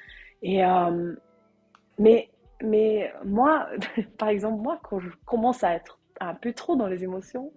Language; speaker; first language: French; non-native, learner; Dutch